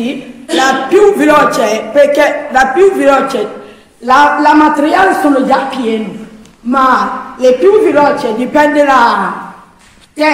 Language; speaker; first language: Italian; non-native, learner; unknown